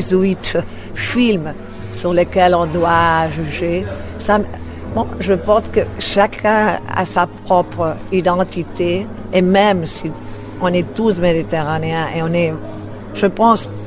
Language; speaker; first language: French; non-native, fluent; Spanish